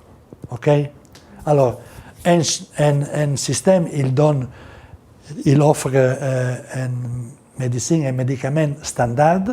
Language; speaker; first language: French; non-native, learner; Italian